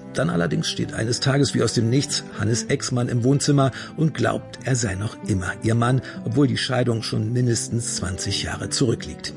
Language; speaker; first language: German; native; German